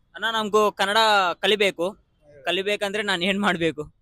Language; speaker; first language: Kannada; non-native, local second language; Telugu